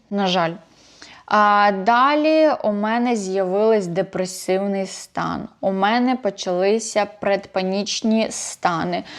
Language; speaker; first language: Ukrainian; non-native, local second language; Russian